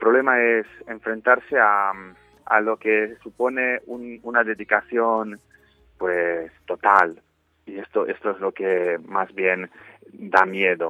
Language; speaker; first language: Spanish; non-native, fluent; Romanian